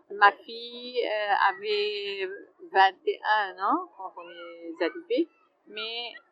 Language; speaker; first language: French; non-native, fluent; Arabic